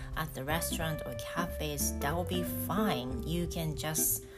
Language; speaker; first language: English; non-native, fluent; Japanese